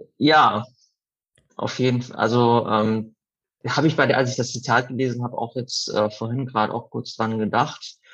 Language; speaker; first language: German; early bilingual, other home language; Italian